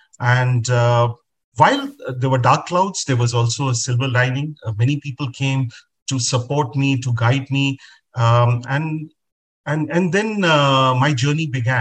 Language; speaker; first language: English; non-native, local second language; Hindi